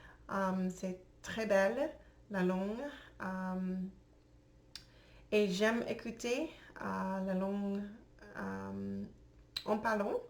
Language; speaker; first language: French; non-native, learner; English